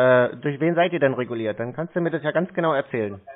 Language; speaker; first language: German; native; German